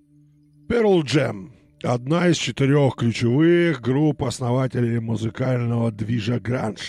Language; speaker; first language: Russian; native; Russian